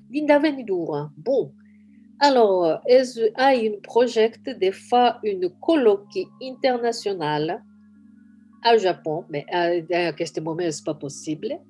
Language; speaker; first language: French; non-native, fluent; Japanese